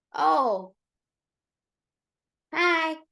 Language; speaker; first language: English; non-native, learner; Vietnamese